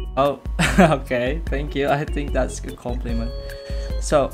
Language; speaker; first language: English; non-native, learner; Indonesian